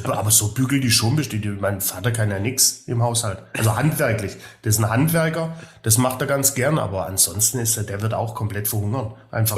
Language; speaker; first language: German; native; German